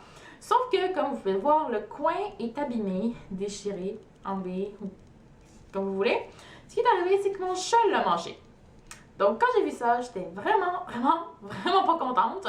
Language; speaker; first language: French; native; French